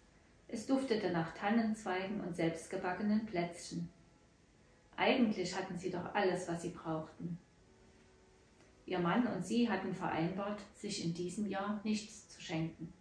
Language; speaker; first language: German; native; German